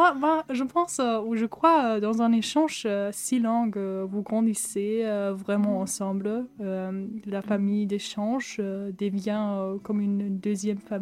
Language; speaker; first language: French; non-native, fluent; German